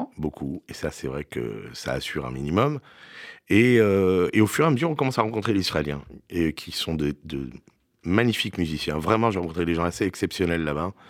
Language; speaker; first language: French; native; French